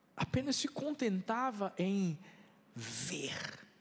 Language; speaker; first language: Portuguese; native; Portuguese